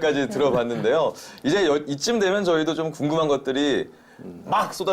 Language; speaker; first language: Korean; native; Korean